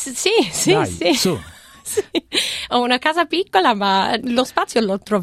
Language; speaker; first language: Italian; non-native, fluent; English